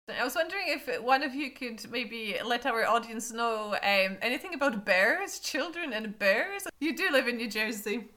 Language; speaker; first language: English; non-native, fluent; Polish